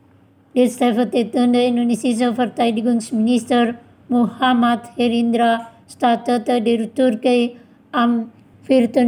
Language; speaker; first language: German; non-native, fluent; Indonesian